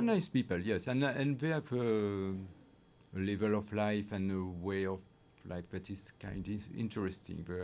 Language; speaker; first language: English; non-native, learner; French